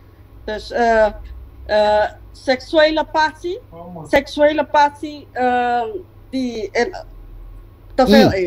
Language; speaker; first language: Dutch; non-native, local second language; Papiamento